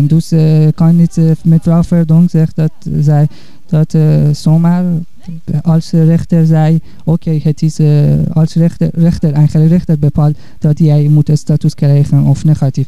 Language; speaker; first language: Dutch; non-native, learner; Persian